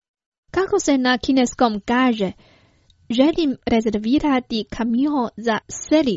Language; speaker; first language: Croatian; non-native, fluent; Chinese